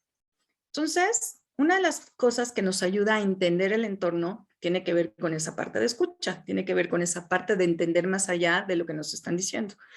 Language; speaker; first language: Spanish; native; Spanish